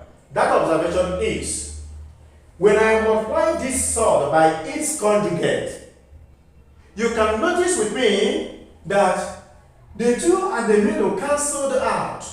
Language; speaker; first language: English; non-native, local second language; Igbo